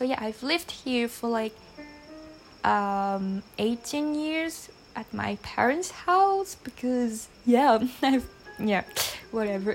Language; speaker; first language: English; non-native, fluent; French